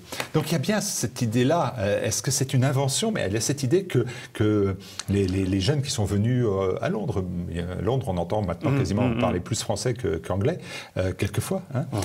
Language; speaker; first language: French; native; French